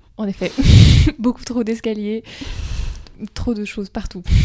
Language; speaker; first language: French; native; French